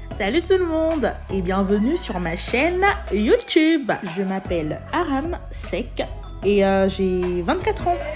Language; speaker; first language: French; native; French